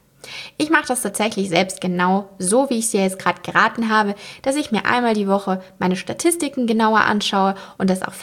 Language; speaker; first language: German; native; German